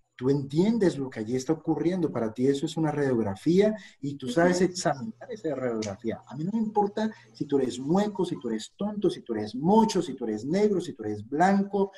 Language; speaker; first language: Spanish; native; Spanish